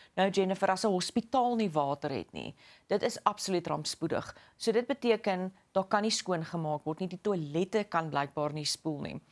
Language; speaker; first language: Afrikaans; native; Afrikaans